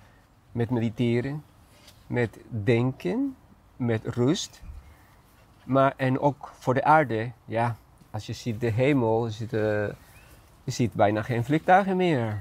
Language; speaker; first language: Dutch; non-native, fluent; Spanish